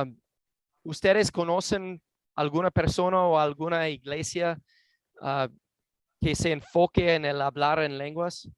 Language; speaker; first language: Spanish; non-native, fluent; English